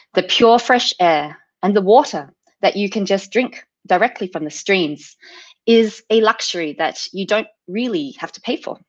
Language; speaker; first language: English; native; English